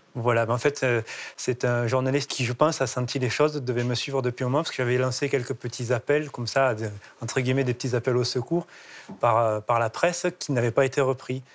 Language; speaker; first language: French; native; French